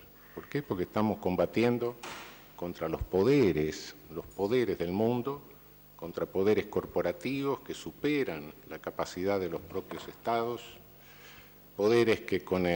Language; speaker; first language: Spanish; native; Spanish